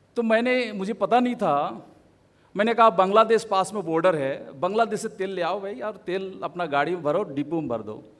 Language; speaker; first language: Hindi; non-native, local second language; Assamese